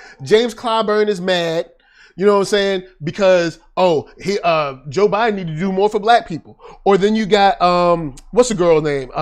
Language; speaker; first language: English; native; English